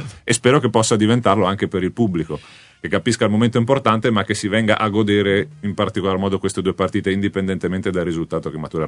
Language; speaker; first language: Italian; native; Italian